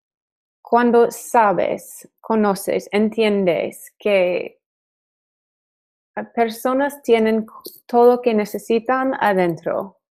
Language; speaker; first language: Spanish; non-native, learner; English